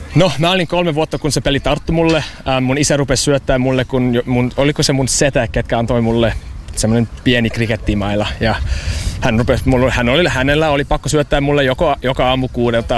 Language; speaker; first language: Finnish; non-native, fluent; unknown